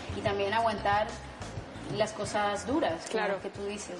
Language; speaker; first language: Spanish; native; Spanish